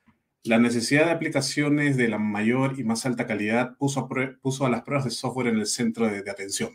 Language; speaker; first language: Spanish; native; Spanish